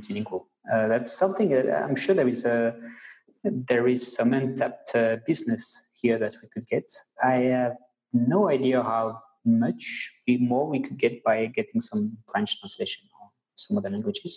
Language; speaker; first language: English; non-native, fluent; French